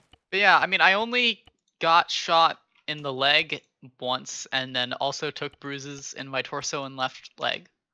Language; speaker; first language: English; native; English